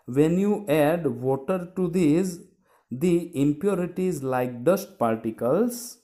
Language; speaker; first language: Hindi; non-native, local second language; Gujarati